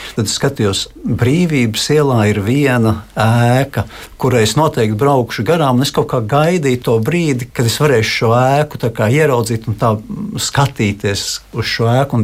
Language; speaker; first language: Latvian; native; Latvian